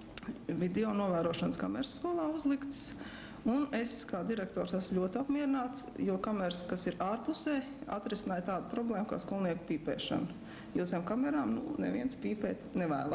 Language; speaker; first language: Latvian; native; Latvian